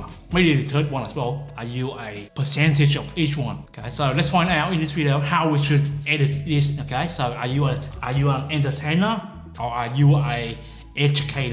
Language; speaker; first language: English; non-native, fluent; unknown